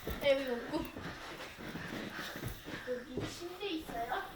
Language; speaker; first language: Korean; early bilingual, heritage; Korean